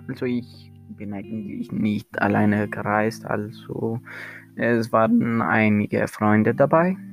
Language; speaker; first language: German; non-native, learner; Spanish